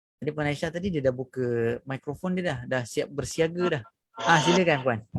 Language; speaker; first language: Malay; native; Malay